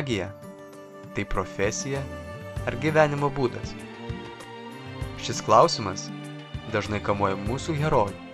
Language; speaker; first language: Lithuanian; native; Lithuanian